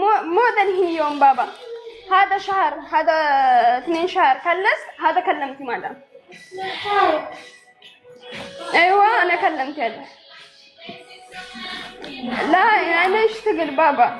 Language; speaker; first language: Arabic; non-native, learner; Amharic